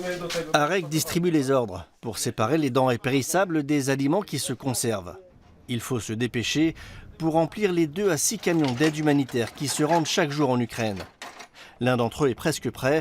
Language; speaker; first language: French; native; French